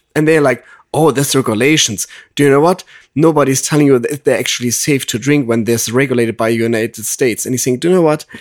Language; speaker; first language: English; non-native, fluent; German